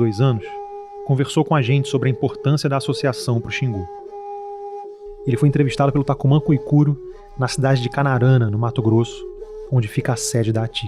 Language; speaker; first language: Portuguese; native; Portuguese